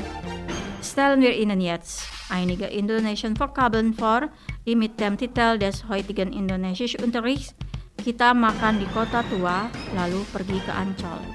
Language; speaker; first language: German; non-native, fluent; Indonesian